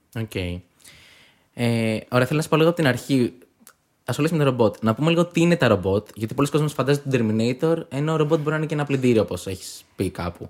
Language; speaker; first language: Greek; native; Greek